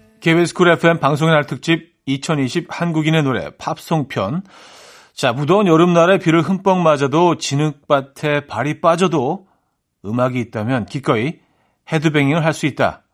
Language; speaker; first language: Korean; native; Korean